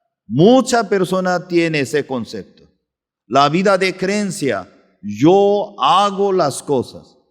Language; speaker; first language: Spanish; non-native, fluent; Korean